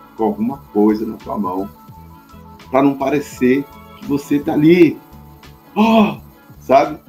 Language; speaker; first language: Portuguese; native; Portuguese